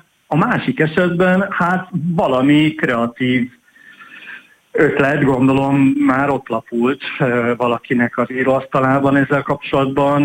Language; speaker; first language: Hungarian; native; Hungarian